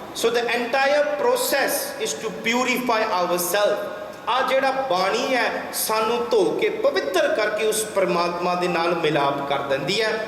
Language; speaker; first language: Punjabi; early bilingual, heritage; Punjabi